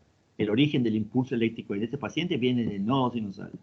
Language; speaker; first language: Spanish; native; Spanish